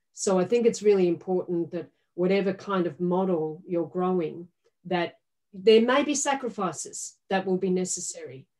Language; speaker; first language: English; native; English